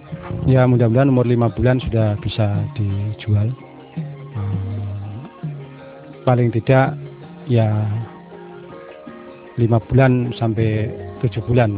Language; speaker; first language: Indonesian; non-native, local second language; Javanese